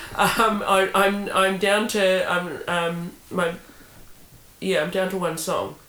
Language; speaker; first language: English; native; English